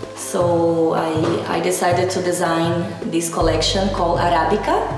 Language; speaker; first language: English; non-native, fluent; Portuguese